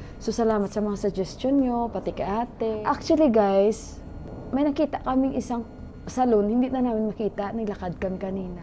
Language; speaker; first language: Filipino; native; Filipino